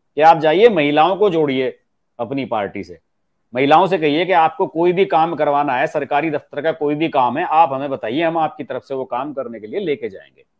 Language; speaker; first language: Hindi; native; Hindi